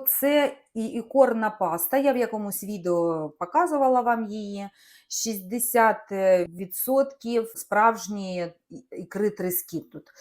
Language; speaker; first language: Ukrainian; non-native, local second language; Russian